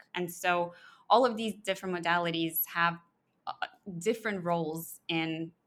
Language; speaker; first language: English; early bilingual, other home language; Russian